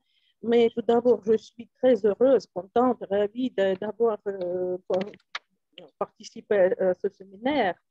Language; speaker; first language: French; non-native, fluent; Russian